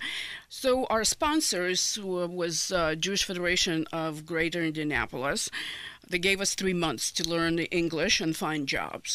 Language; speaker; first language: English; non-native, fluent; Ukrainian